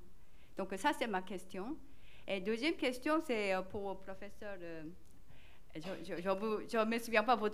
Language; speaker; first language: French; non-native, learner; Korean